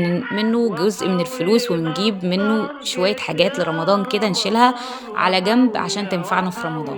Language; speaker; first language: Arabic; native; Arabic